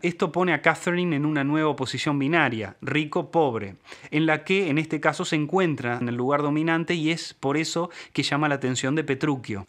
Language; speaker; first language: Spanish; native; Spanish